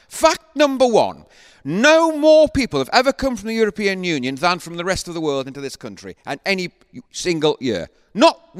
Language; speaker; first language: English; native; English